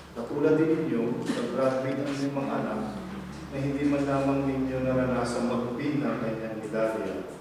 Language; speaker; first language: Filipino; native; Filipino